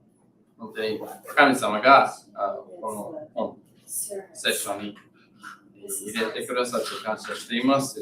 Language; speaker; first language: Japanese; non-native, learner; English